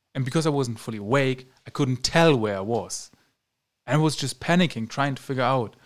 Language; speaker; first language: English; non-native, fluent; German